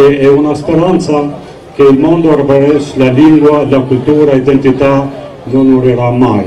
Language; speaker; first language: Italian; non-native, fluent; Albanian